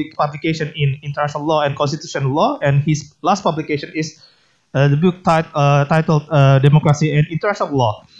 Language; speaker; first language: English; non-native, fluent; Indonesian